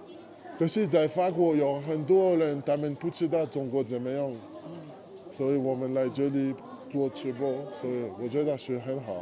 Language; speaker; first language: Chinese; non-native, learner; French